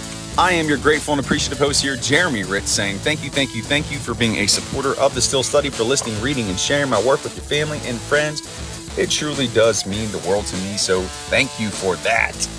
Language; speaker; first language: English; native; English